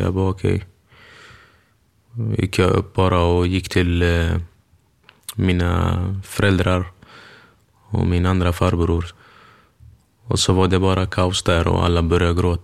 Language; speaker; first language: Swedish; early bilingual, other home language; Kurdish